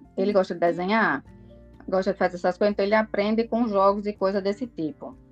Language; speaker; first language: Portuguese; native; Portuguese